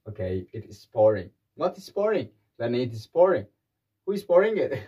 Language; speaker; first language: English; non-native, local second language; Amharic